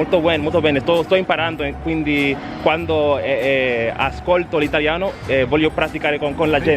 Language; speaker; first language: Italian; non-native, learner; Spanish